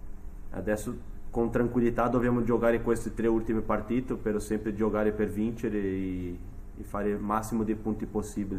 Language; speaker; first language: Italian; non-native, fluent; Portuguese